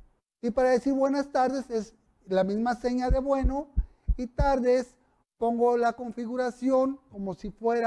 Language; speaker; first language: Spanish; native; Spanish